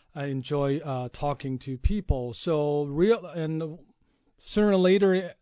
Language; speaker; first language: English; non-native, fluent; Chinese